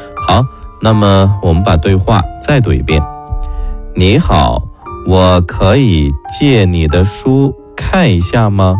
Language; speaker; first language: Chinese; non-native, local second language; Uyghur